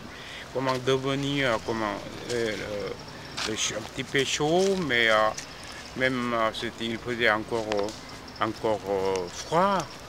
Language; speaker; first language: French; non-native, fluent; Korean